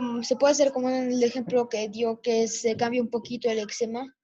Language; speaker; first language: Spanish; native; Spanish